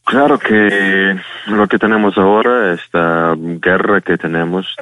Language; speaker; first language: Spanish; non-native, fluent; Ukrainian